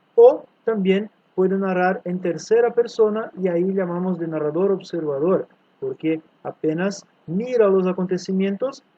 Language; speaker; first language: Spanish; non-native, fluent; Portuguese